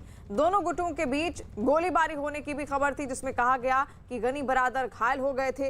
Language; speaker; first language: Hindi; native; Hindi